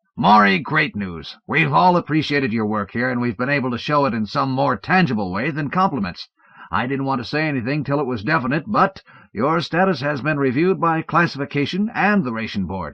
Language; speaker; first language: English; native; English